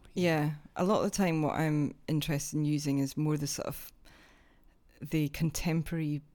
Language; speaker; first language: English; native; English